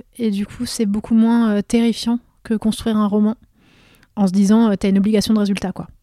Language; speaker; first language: French; native; French